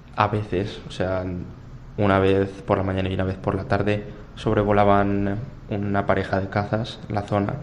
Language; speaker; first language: Spanish; native; Spanish